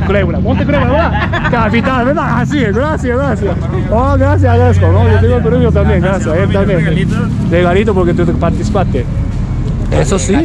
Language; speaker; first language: Spanish; non-native, learner; Japanese